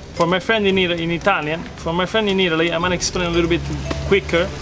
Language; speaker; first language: English; non-native, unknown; Italian